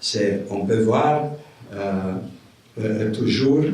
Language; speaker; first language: French; non-native, fluent; Romanian